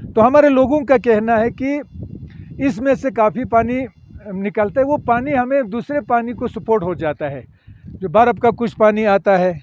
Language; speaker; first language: Urdu; non-native, local second language; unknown